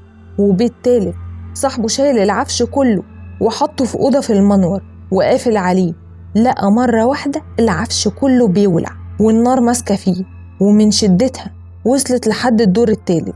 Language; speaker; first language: Arabic; native; Arabic